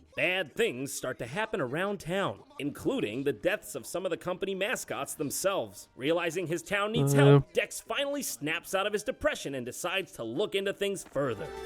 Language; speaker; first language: English; native; English